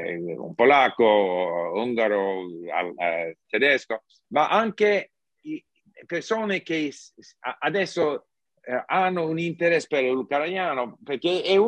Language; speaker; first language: Italian; non-native, learner; English